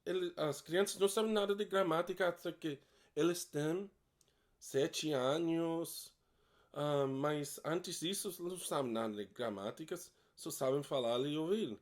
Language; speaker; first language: Portuguese; non-native, learner; English